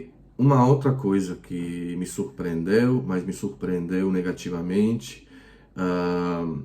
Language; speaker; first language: Portuguese; non-native, fluent; Croatian